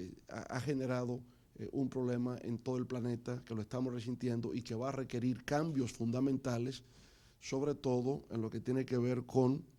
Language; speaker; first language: Spanish; native; Spanish